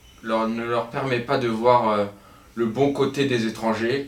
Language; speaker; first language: French; native; French